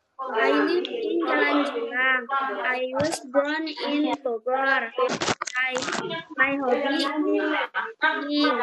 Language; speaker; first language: English; non-native, learner; Indonesian